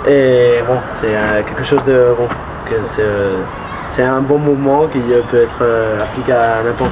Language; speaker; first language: French; non-native, fluent; Spanish